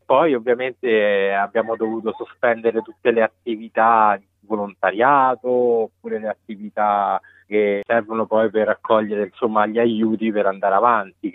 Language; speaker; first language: Italian; native; Italian